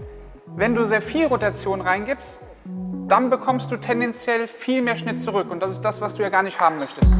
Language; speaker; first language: German; native; German